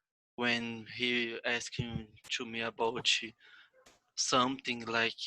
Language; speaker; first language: English; non-native, learner; Portuguese